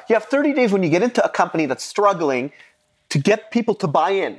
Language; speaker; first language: English; non-native, fluent; Arabic